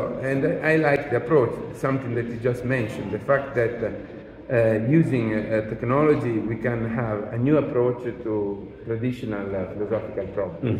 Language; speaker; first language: English; non-native, fluent; Italian